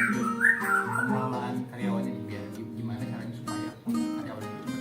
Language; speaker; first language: Indonesian; native; Indonesian